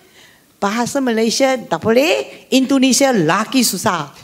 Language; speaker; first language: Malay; non-native, local second language; Hakka Chinese